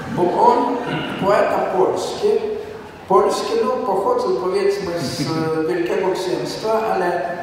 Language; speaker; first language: Polish; non-native, fluent; Lithuanian